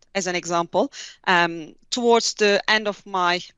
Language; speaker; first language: English; non-native, fluent; Turkish